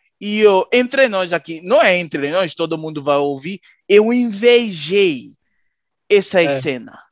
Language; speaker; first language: Portuguese; native; Portuguese